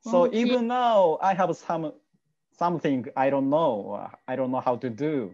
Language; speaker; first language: English; non-native, learner; Japanese